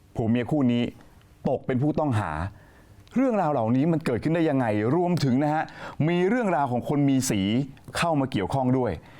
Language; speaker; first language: Thai; native; Thai